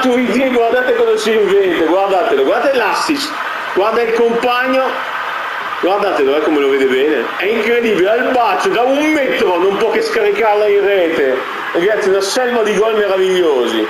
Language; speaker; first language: Italian; native; Italian